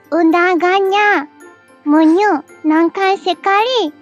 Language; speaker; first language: Indonesian; non-native, learner; Japanese